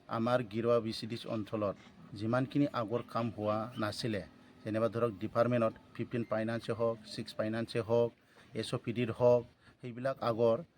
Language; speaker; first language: Assamese; non-native, local second language; Bodo